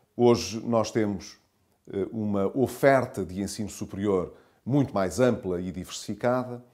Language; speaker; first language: Portuguese; native; Portuguese